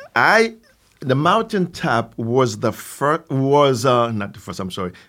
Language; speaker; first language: English; non-native, fluent; Haitian Creole